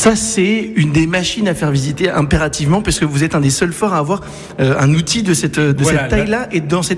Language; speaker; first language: French; native; French